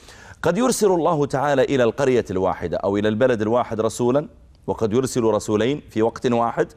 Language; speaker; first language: Arabic; native; Arabic